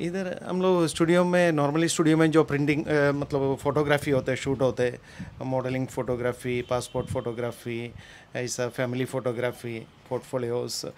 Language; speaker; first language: Hindi; non-native, local second language; Malayalam